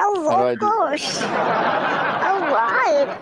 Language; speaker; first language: English; non-native, learner; Indonesian